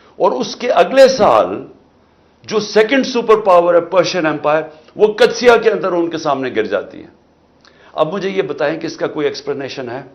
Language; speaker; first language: Urdu; native; Urdu